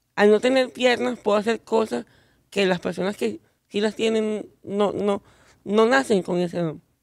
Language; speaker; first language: Spanish; native; Spanish